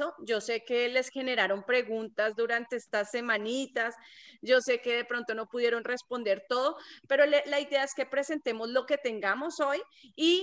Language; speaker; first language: Spanish; native; Spanish